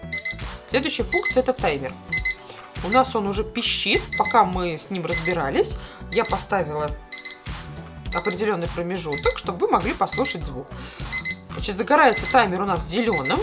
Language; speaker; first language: Russian; native; Russian